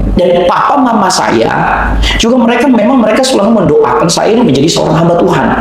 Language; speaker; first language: Indonesian; non-native, local second language; Nias